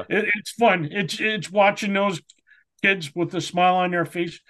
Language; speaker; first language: English; native; English